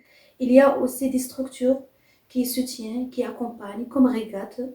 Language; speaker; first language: French; non-native, fluent; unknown